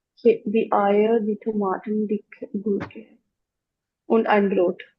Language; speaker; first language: German; non-native, learner; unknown